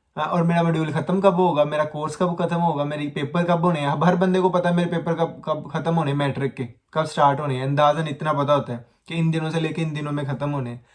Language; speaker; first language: Hindi; non-native, local second language; Punjabi